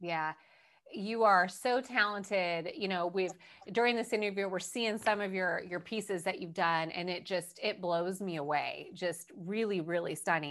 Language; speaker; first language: English; native; English